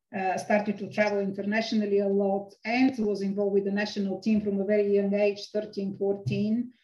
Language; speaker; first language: English; non-native, fluent; Bulgarian